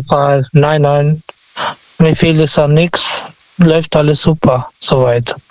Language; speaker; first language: German; non-native, fluent; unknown